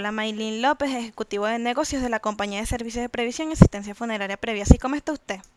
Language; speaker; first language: Spanish; native; Spanish